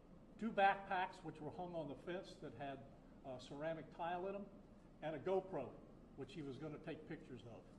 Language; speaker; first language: English; native; English